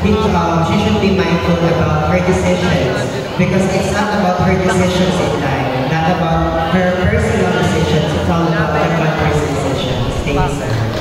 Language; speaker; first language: English; non-native, local second language; Filipino